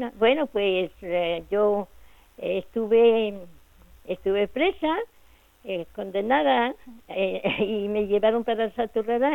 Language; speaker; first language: Spanish; native; Spanish